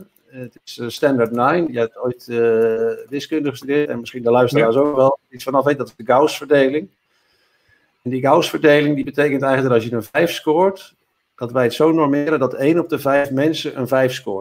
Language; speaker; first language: Dutch; native; Dutch